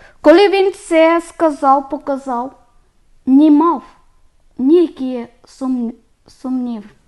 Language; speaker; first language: Ukrainian; non-native, learner; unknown